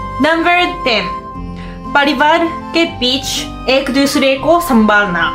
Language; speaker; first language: Hindi; non-native, fluent; Japanese